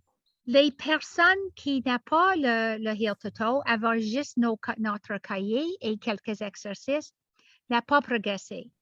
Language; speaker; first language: French; non-native, learner; English